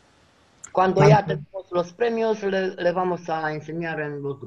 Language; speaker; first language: Spanish; non-native, fluent; Romanian